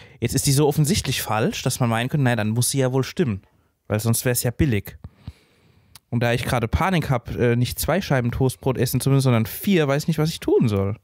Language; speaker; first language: German; native; German